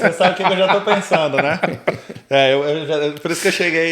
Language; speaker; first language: Portuguese; native; Portuguese